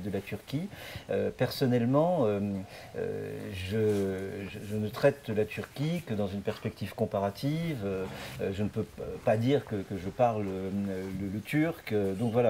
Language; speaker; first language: French; native; French